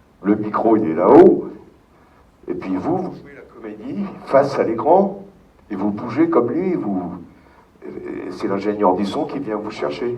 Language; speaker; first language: French; native; French